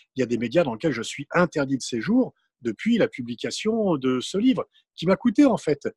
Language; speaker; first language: French; native; French